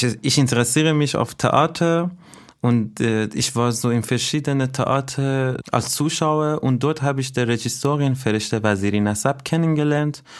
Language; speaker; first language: German; non-native, fluent; Persian